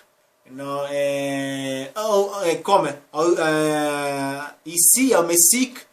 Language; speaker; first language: French; non-native, learner; Spanish